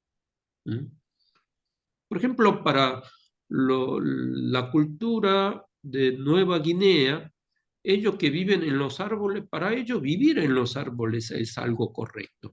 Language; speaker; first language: Spanish; non-native, fluent; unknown